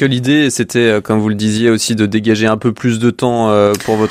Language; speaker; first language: French; native; French